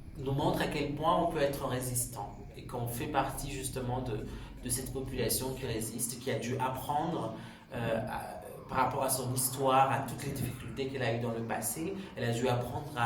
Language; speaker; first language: French; non-native, local second language; Swahili